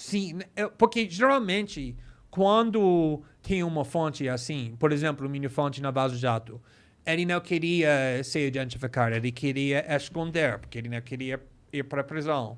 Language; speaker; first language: Portuguese; non-native, fluent; English